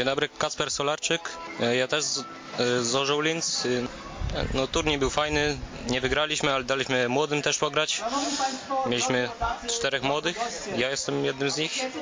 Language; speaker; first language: Polish; early bilingual, other home language; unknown